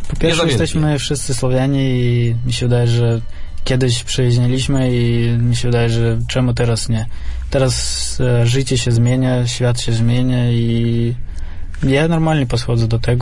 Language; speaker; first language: Polish; non-native, fluent; Russian